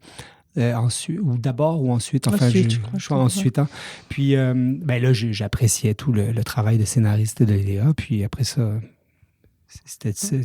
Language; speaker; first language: French; native; French